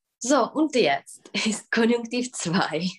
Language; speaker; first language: German; non-native, fluent; Czech